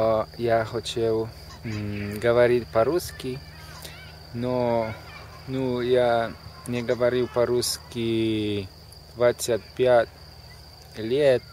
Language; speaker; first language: Russian; non-native, learner; Polish